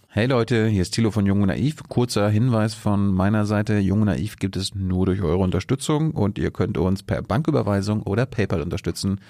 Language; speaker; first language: German; native; German